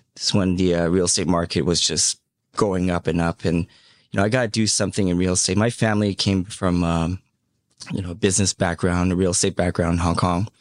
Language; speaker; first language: English; early bilingual, other home language; Cantonese